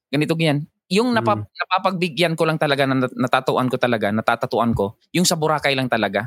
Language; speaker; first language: Filipino; non-native, local second language; Cebuano